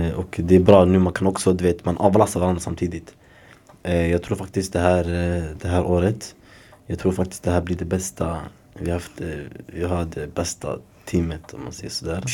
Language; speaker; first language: Swedish; early bilingual, other home language; Somali